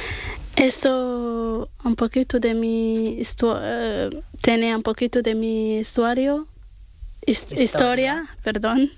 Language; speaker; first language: Spanish; non-native, learner; Arabic